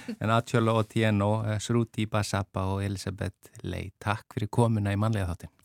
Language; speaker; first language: Icelandic; native; Icelandic